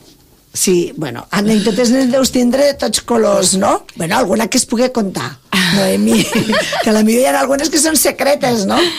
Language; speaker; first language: Catalan; native; Catalan